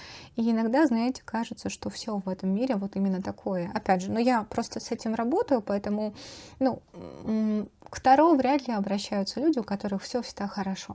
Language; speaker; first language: Russian; native; Russian